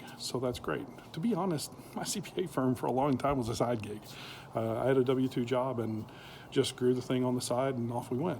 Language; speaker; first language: English; native; English